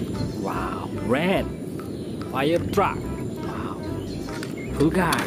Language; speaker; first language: English; non-native, learner; Indonesian